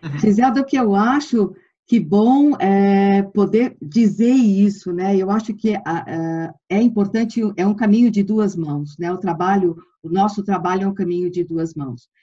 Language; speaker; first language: Portuguese; native; Portuguese